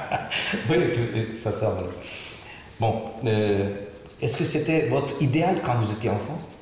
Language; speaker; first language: French; non-native, fluent; Turkish